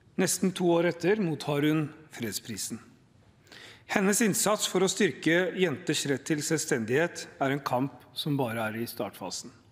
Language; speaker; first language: Norwegian; early bilingual, other home language; Urdu